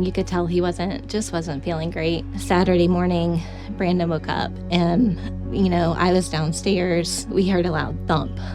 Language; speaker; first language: English; native; English